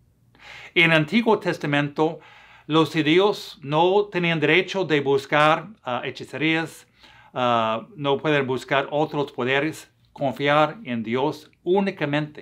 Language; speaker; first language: Spanish; non-native, fluent; English